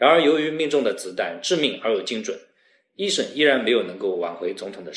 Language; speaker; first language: Chinese; native; Chinese